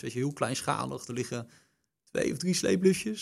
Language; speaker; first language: Dutch; native; Dutch